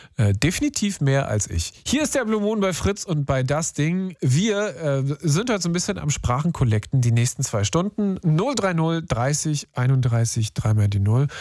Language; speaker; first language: German; native; German